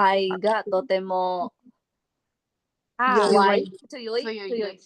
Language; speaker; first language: Japanese; non-native, learner; Filipino